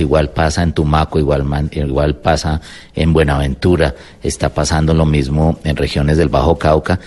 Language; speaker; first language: Spanish; native; Spanish